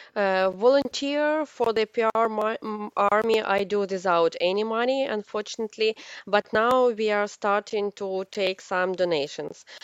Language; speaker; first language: English; non-native, learner; Ukrainian